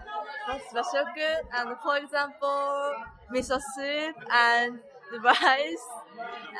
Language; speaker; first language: English; non-native, learner; Japanese